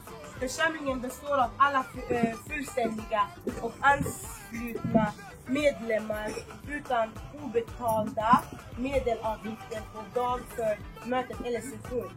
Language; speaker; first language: Swedish; non-native, fluent; Lingala